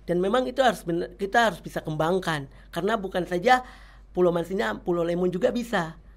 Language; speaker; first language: Indonesian; native; Indonesian